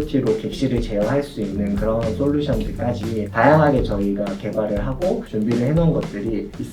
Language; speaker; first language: Korean; native; Korean